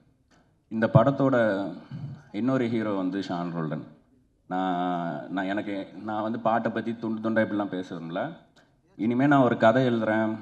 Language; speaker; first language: Tamil; native; Tamil